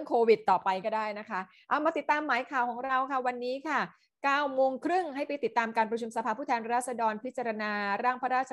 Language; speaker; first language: Thai; native; Thai